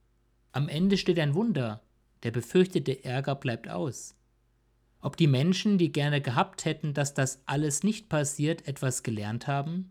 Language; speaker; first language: German; native; German